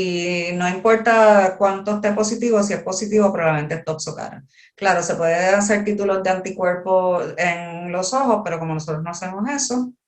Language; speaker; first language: Spanish; native; Spanish